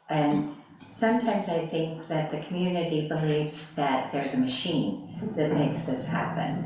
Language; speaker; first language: English; native; English